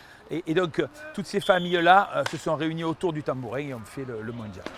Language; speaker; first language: French; native; French